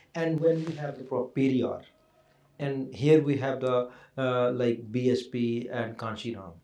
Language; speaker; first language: English; non-native, local second language; Punjabi